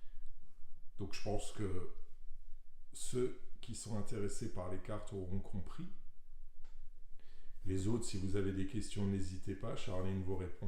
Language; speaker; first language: French; native; French